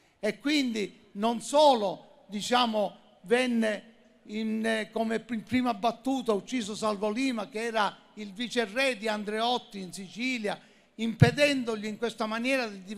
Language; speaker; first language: Italian; native; Italian